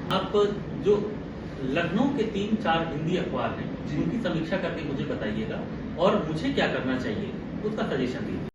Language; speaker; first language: Hindi; native; Hindi